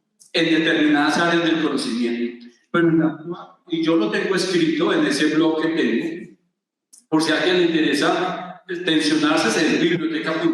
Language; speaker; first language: Spanish; native; Spanish